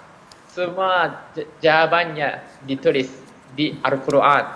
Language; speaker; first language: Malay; non-native, fluent; Japanese